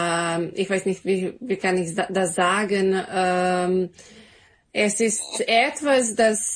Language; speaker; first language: German; non-native, learner; Serbian